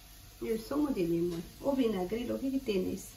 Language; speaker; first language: Spanish; non-native, fluent; Arabic